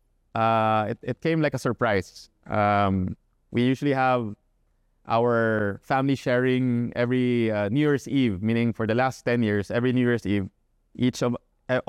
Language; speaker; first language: English; non-native, local second language; Cebuano